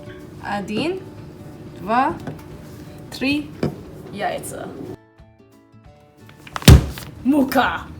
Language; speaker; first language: Russian; non-native, learner; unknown